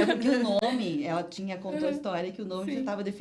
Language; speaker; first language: Portuguese; native; Portuguese